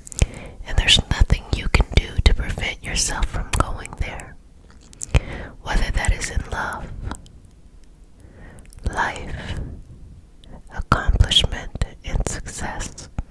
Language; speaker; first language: English; native; English